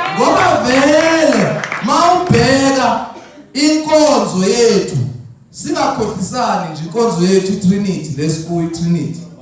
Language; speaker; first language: Zulu; non-native, local second language; Xhosa